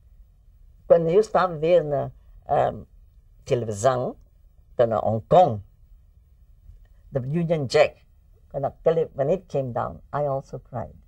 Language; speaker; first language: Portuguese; early bilingual, heritage; English